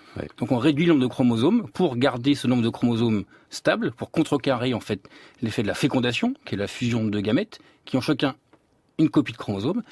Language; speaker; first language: French; native; French